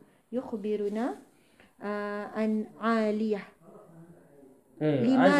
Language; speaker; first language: Arabic; non-native, learner; Malay